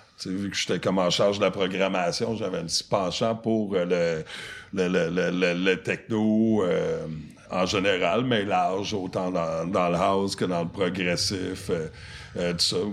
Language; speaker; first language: French; non-native, local second language; English